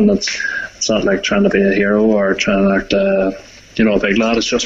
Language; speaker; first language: English; native; English